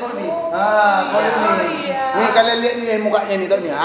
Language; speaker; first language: Indonesian; native; Indonesian